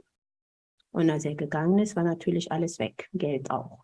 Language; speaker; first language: German; non-native, fluent; Amharic